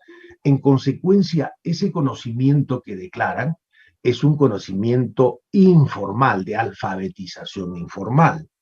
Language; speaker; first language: Spanish; native; Spanish